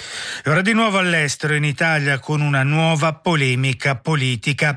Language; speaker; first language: Italian; native; Italian